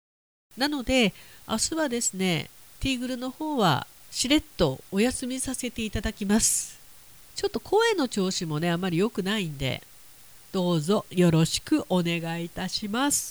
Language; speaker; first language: Japanese; native; Japanese